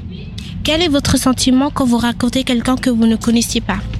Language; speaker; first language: French; non-native, learner; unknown